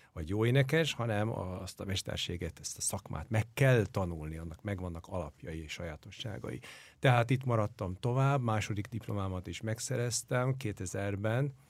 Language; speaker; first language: Hungarian; non-native, fluent; Turkish